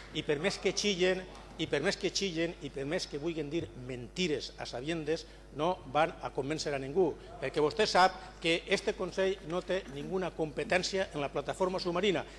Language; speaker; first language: Catalan; native; Catalan